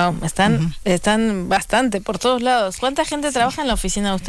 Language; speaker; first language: Spanish; native; Spanish